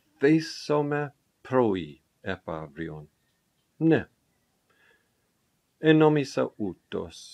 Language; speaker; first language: Greek; non-native, learner; English